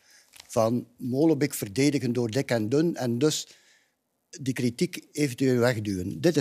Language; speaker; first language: Dutch; native; Dutch